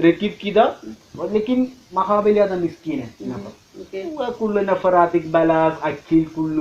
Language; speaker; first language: Arabic; non-native, learner; Malayalam